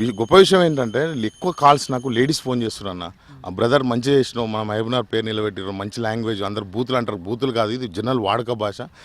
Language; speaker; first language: Telugu; native; Telugu